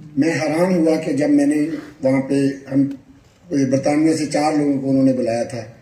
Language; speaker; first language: Urdu; native; Urdu